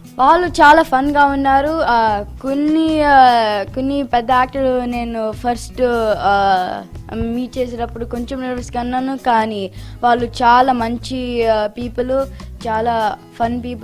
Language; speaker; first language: Telugu; early bilingual, heritage; Telugu